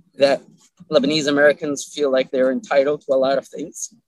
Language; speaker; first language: English; early bilingual, other home language; Arabic